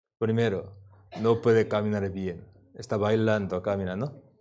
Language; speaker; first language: Spanish; non-native, learner; Korean